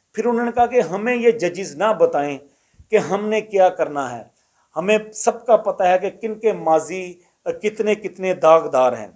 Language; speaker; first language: Urdu; non-native, local second language; Punjabi